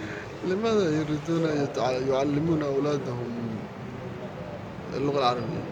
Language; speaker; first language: Arabic; non-native, local second language; Somali